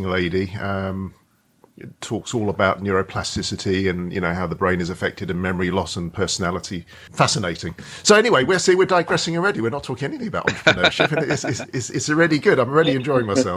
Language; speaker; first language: English; native; English